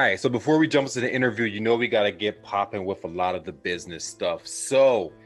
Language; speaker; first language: English; native; English